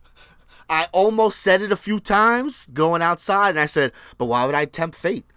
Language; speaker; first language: English; early bilingual, other home language; Spanish